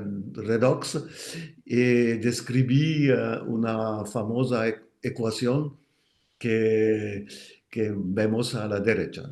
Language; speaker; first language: Spanish; non-native, fluent; French